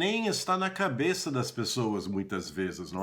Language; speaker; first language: Portuguese; non-native, fluent; English